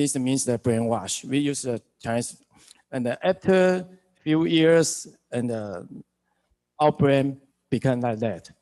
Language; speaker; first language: English; non-native, learner; Chinese